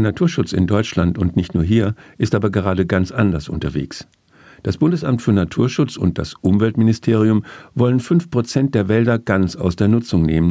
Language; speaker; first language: German; native; German